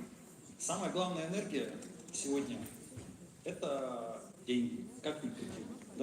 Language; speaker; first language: Russian; native; Russian